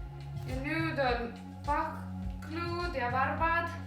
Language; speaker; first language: Estonian; non-native, learner; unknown